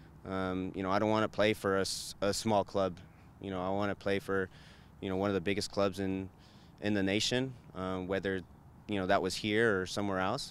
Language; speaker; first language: English; early bilingual, other home language; Spanish